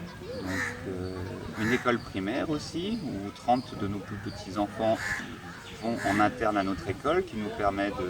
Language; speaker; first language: French; native; French